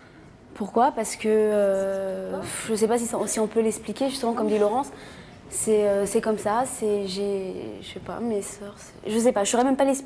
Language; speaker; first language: French; native; French